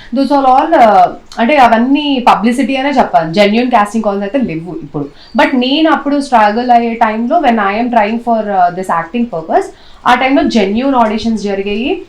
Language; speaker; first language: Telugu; non-native, local second language; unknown